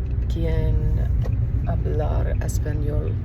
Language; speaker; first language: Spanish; non-native, learner; English